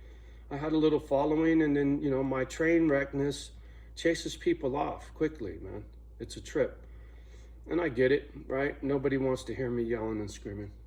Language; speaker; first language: English; native; English